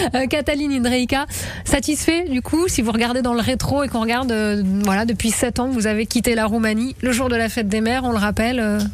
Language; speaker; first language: French; native; French